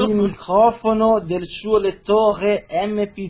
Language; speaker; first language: Italian; native; Italian